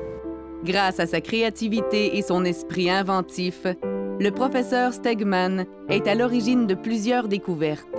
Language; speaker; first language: French; native; French